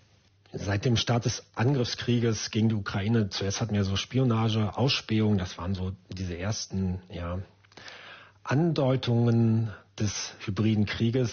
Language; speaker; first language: German; native; German